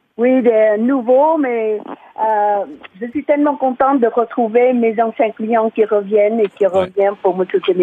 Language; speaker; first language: French; non-native, fluent; Vietnamese